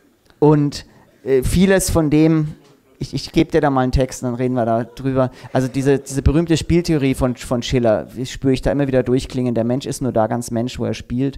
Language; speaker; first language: German; native; German